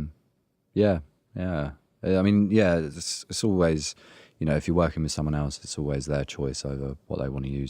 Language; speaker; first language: English; native; English